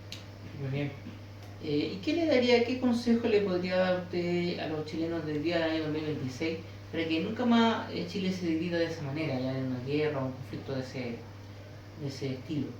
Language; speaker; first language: Spanish; native; Spanish